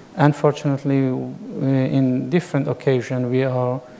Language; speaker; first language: English; non-native, fluent; Kurdish